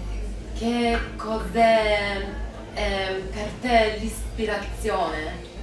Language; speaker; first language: Italian; non-native, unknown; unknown